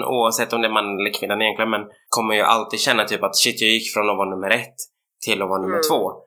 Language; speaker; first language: Swedish; native; Swedish